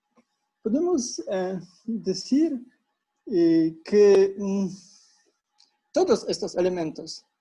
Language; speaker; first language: Spanish; non-native, fluent; Polish